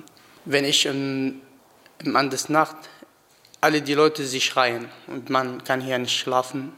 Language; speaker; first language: German; non-native, learner; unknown